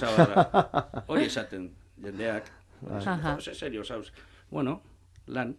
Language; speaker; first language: Basque; non-native, learner; Spanish